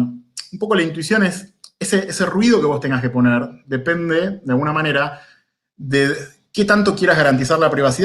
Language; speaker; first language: Spanish; native; Spanish